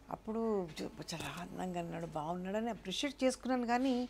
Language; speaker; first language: Telugu; non-native, local second language; Urdu